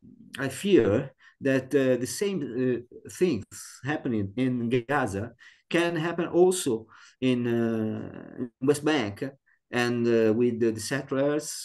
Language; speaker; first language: English; non-native, learner; Italian